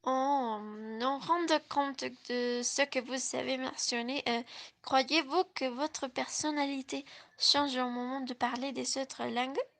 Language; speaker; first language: French; non-native, learner; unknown